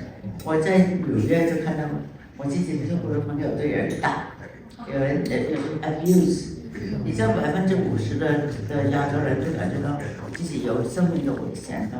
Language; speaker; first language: Chinese; non-native, local second language; Cantonese